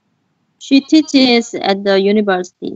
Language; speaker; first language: English; non-native, learner; Korean